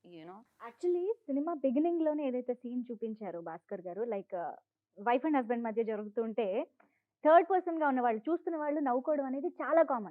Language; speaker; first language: Telugu; native; Telugu